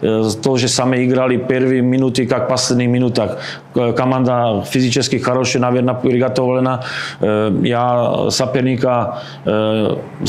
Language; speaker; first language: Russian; non-native, learner; Slovak